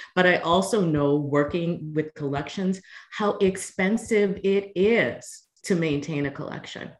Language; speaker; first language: English; native; English